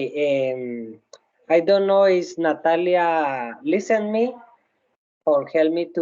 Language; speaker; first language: English; non-native, learner; Spanish